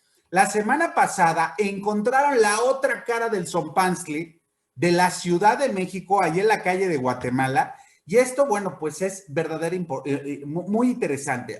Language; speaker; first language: Spanish; native; Spanish